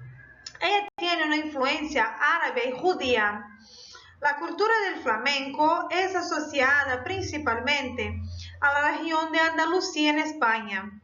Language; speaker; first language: Spanish; non-native, fluent; Portuguese